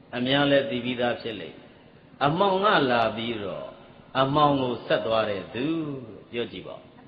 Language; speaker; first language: Burmese; native; Burmese